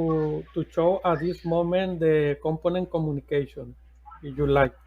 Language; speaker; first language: English; non-native, learner; Spanish